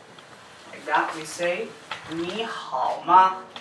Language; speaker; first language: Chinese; non-native, learner; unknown